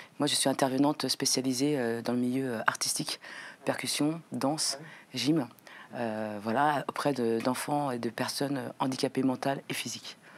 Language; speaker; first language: French; native; French